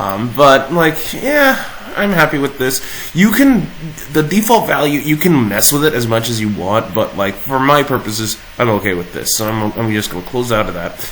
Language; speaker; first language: English; native; English